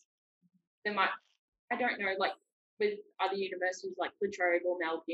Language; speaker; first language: English; native; English